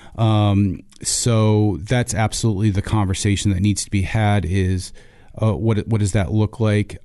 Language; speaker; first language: English; native; English